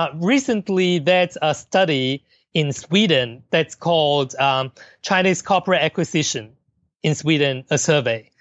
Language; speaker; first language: English; non-native, local second language; Cantonese